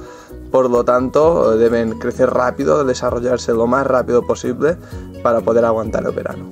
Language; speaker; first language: Spanish; native; Spanish